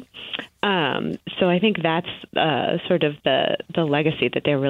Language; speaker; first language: English; native; English